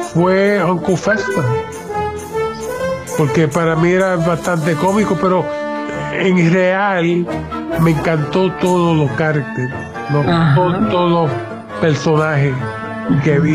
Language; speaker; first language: Spanish; early bilingual, heritage; English